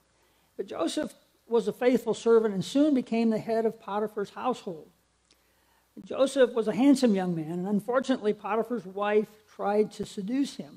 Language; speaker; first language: English; native; English